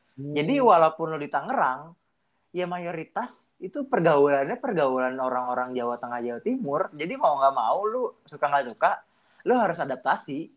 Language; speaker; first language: Indonesian; native; Indonesian